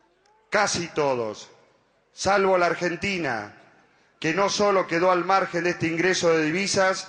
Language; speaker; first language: Spanish; native; Spanish